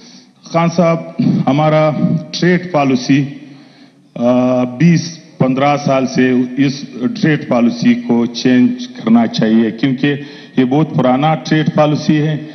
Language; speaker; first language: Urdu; non-native, local second language; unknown